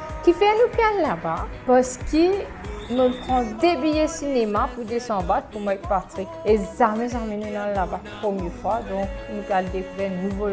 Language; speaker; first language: French; non-native, local second language; Morisyen